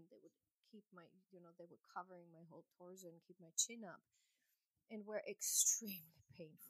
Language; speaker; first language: English; non-native, fluent; Croatian